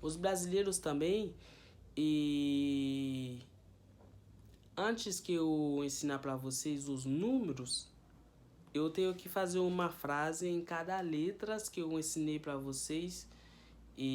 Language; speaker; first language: Portuguese; non-native, fluent; Haitian Creole